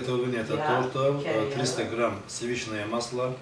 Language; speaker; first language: Russian; non-native, learner; Azerbaijani